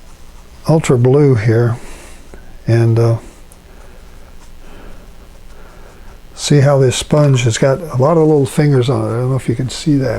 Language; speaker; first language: English; native; English